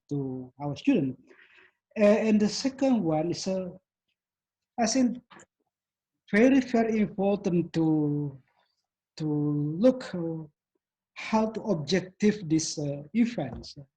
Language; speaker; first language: English; non-native, learner; Indonesian